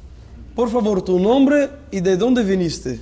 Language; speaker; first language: Spanish; non-native, fluent; Portuguese